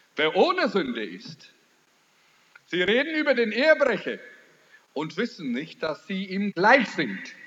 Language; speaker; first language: German; early bilingual, heritage; German